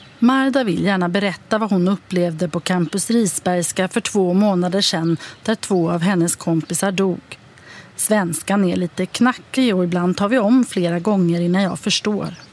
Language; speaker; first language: Swedish; native; Swedish